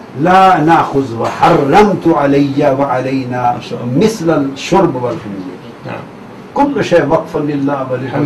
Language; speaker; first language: Arabic; non-native, learner; Urdu